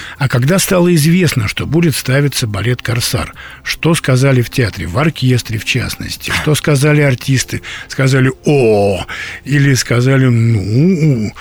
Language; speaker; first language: Russian; native; Russian